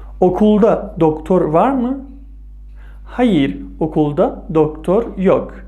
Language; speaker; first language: Turkish; non-native, fluent; Persian